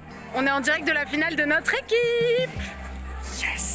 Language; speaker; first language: French; native; French